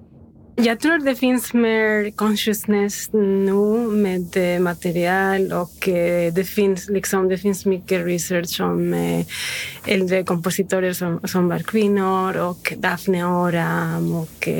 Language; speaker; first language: Swedish; non-native, fluent; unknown